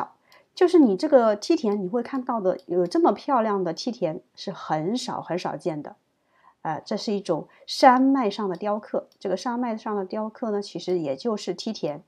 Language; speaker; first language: Chinese; native; Chinese